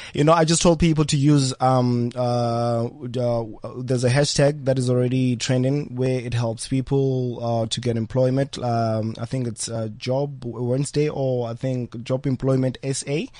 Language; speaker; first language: English; non-native, local second language; Venda